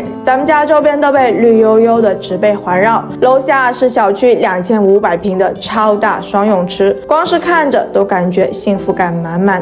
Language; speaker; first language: Chinese; native; Chinese